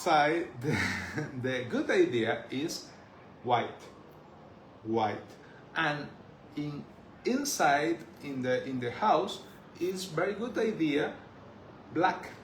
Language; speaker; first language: English; non-native, learner; Spanish